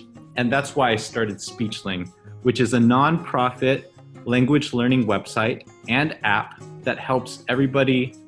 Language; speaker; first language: English; early bilingual, other home language; Chinese